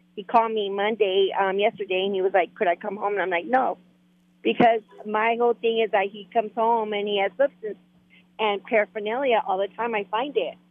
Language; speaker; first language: English; non-native, fluent; Spanish